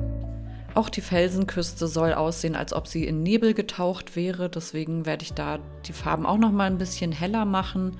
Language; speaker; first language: German; native; German